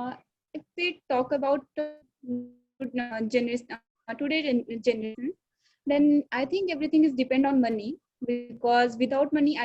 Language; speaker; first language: English; non-native, learner; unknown